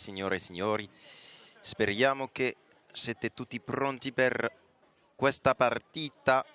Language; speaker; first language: Italian; non-native, fluent; French